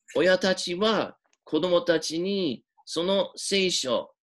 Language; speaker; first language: Japanese; native; Japanese